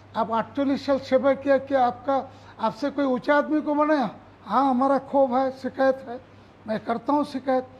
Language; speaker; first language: Hindi; non-native, local second language; Bangla